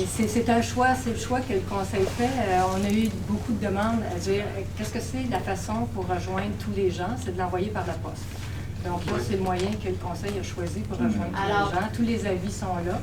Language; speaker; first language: French; native; French